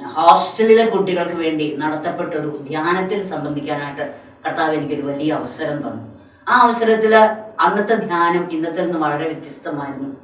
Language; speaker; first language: Malayalam; non-native, local second language; Tamil